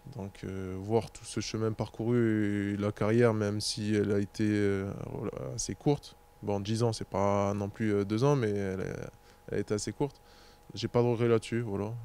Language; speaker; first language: French; native; French